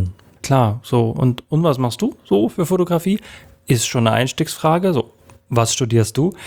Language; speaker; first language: German; native; German